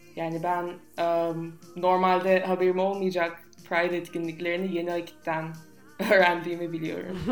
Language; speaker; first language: Turkish; non-native, fluent; English